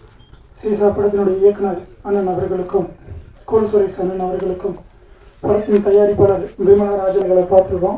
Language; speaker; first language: Tamil; native; Tamil